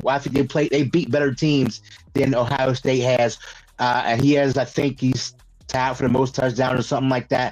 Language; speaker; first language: English; native; English